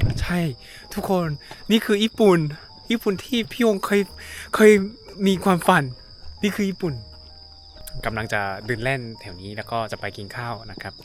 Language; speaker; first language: Thai; non-native, fluent; Korean